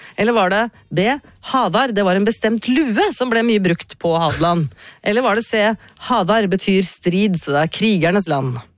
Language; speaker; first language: Norwegian; native; Norwegian